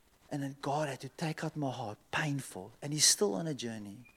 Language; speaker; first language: English; non-native, local second language; Afrikaans